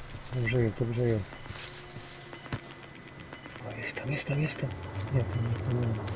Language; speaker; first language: Polish; non-native, learner; Croatian